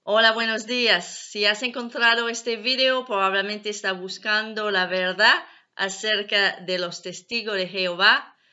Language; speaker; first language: Spanish; non-native, learner; French